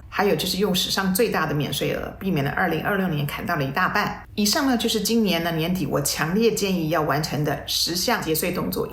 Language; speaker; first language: Chinese; native; Chinese